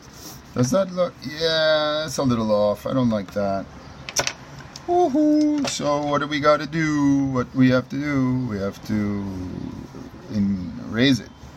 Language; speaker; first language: English; native; English